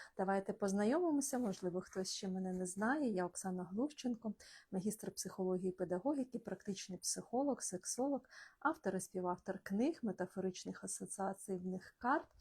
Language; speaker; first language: Ukrainian; non-native, local second language; Russian